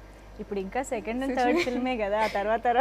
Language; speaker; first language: Telugu; native; Telugu